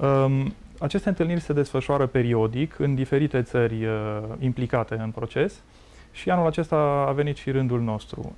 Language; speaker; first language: Romanian; native; Romanian